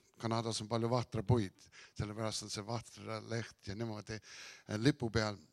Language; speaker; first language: Estonian; early bilingual, heritage; Estonian